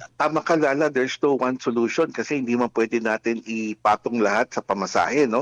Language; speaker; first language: Filipino; native; Filipino